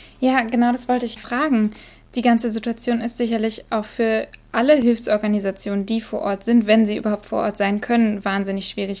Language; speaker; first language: German; native; German